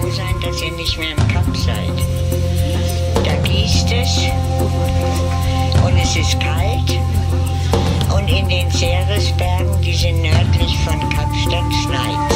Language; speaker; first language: German; non-native, fluent; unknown